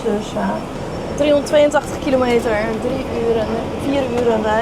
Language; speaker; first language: Dutch; native; Dutch